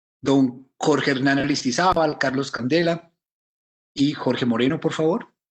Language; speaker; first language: Spanish; native; Spanish